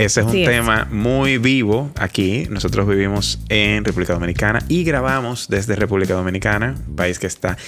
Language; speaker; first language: Spanish; native; Spanish